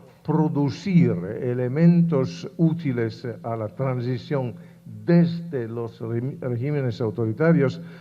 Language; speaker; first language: Spanish; non-native, fluent; Italian